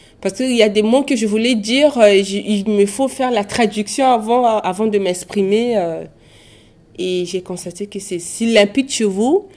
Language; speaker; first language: French; non-native, local second language; Sango